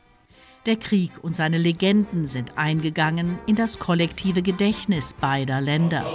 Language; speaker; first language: German; native; German